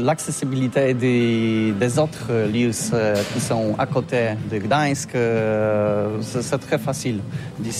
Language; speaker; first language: French; non-native, learner; Polish